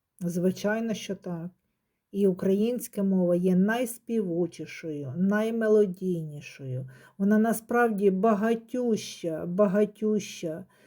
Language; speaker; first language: Ukrainian; native; Ukrainian